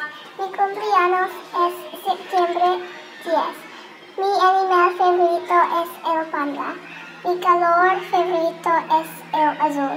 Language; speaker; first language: Spanish; non-native, learner; English